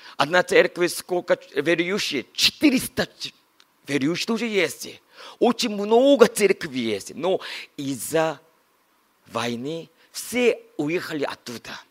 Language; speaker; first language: Russian; non-native, learner; Korean